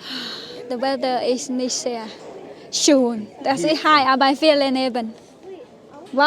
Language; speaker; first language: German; non-native, learner; Khmer